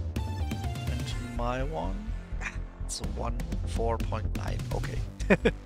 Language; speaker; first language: English; non-native, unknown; German